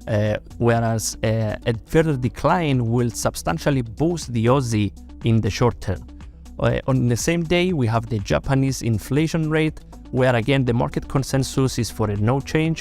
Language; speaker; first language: English; non-native, fluent; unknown